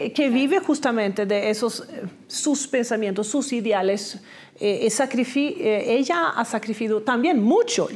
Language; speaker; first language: Spanish; non-native, fluent; Swedish